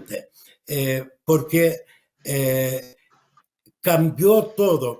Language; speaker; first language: Spanish; non-native, fluent; Arabic